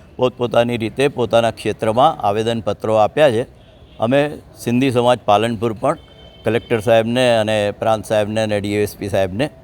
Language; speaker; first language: Gujarati; non-native, local second language; Sindhi